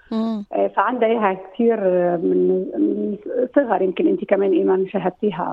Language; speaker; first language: Arabic; native; Arabic